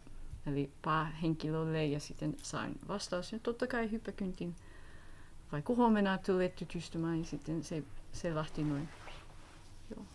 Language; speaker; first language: Finnish; non-native, learner; English